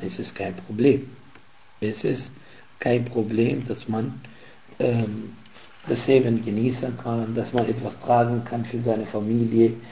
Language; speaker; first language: German; non-native, fluent; Arabic